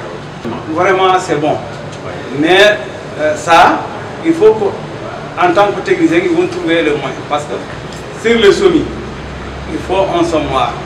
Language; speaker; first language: French; non-native, local second language; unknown